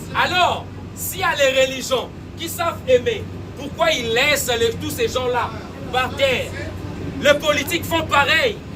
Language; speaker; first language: French; non-native, local second language; Lingala